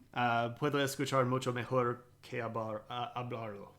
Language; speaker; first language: Spanish; non-native, learner; English